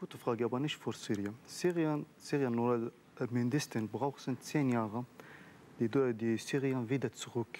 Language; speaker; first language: German; non-native, learner; Arabic